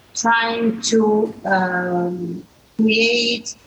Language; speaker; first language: English; non-native, fluent; Italian